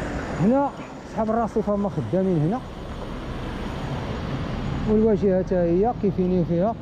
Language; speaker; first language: Arabic; native; Arabic